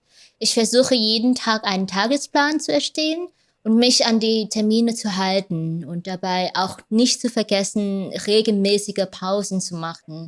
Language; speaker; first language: German; non-native, fluent; Vietnamese